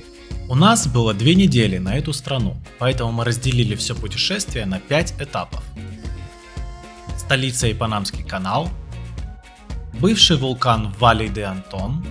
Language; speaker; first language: Russian; native; Russian